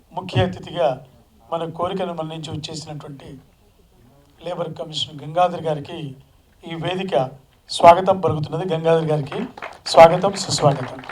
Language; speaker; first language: Telugu; native; Telugu